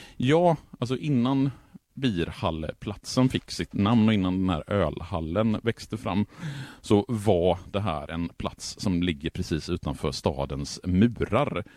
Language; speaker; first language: Swedish; native; Swedish